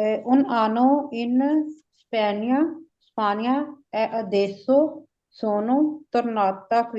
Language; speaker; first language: Italian; non-native, learner; Punjabi